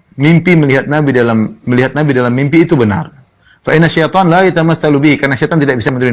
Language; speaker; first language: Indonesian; native; Indonesian